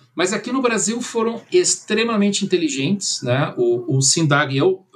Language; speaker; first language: Portuguese; early bilingual, other home language; German